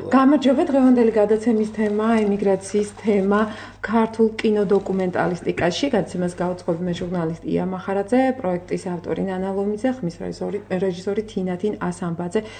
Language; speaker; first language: Georgian; native; Georgian